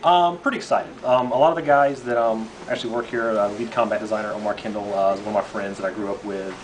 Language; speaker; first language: English; native; English